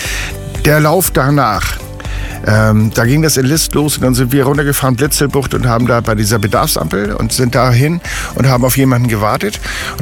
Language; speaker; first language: German; native; German